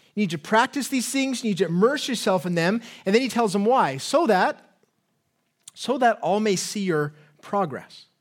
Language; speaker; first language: English; native; English